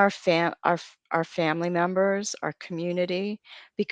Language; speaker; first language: English; native; English